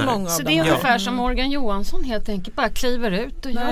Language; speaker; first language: Swedish; native; Swedish